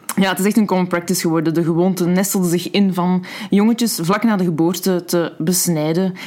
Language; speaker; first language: Dutch; native; Dutch